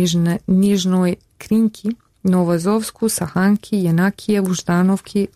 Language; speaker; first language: Russian; non-native, learner; Bosnian